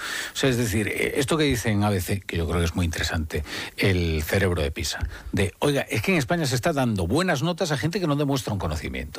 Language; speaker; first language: Spanish; native; Spanish